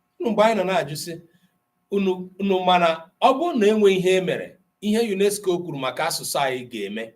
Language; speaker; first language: Igbo; native; Igbo